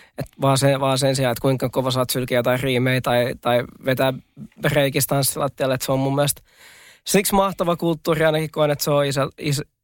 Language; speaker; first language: Finnish; native; Finnish